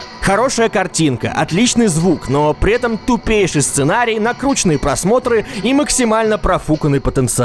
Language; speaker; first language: Russian; native; Russian